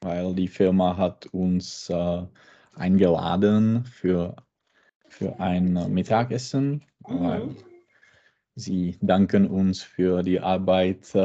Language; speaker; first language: German; non-native, learner; Czech